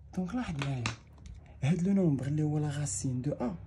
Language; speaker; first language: French; non-native, local second language; Arabic